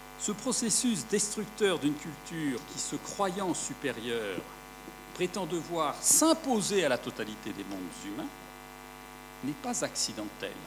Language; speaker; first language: French; native; French